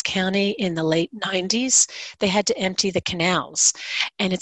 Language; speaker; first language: English; native; English